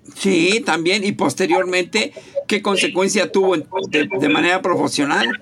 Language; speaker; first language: Spanish; native; Spanish